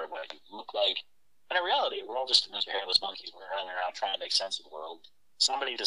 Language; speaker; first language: English; native; English